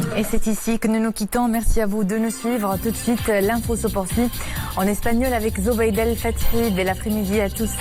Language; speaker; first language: French; non-native, local second language; Arabic